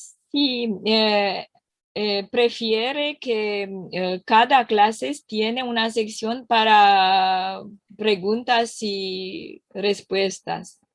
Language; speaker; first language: Spanish; non-native, learner; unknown